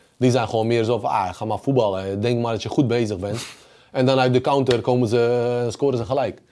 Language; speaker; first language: Dutch; early bilingual, other home language; Bosnian